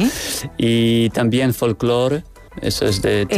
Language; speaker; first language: Spanish; non-native, learner; Ukrainian